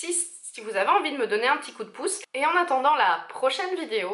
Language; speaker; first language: French; native; French